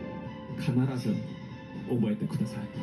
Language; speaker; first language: Japanese; non-native, fluent; Korean